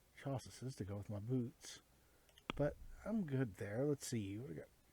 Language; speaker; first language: English; native; English